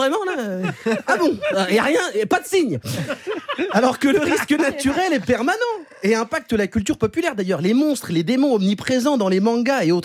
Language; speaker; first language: French; native; French